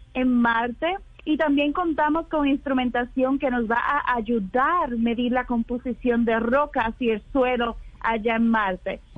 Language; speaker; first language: Spanish; native; Spanish